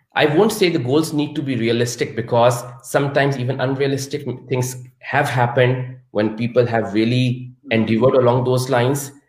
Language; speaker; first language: English; non-native, local second language; Urdu